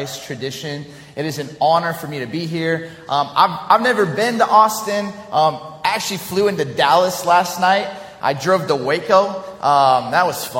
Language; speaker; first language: English; native; English